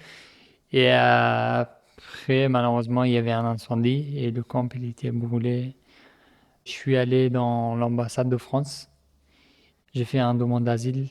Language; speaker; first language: French; non-native, fluent; Persian